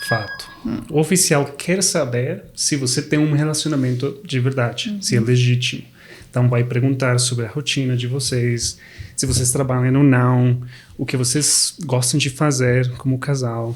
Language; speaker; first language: Portuguese; non-native, fluent; Spanish